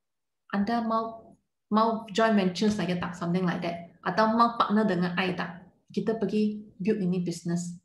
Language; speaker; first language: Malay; non-native, local second language; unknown